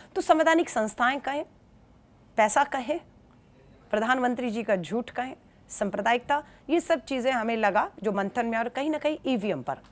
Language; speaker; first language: Hindi; native; Hindi